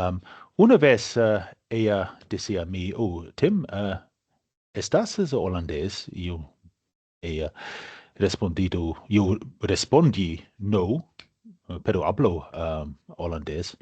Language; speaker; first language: Spanish; non-native, learner; English